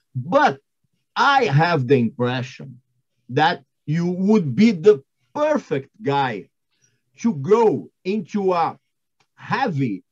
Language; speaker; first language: English; non-native, fluent; Portuguese